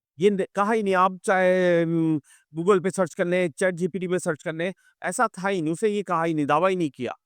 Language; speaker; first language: Urdu; native; Urdu